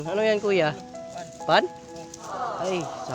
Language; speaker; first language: Filipino; non-native, local second language; Cebuano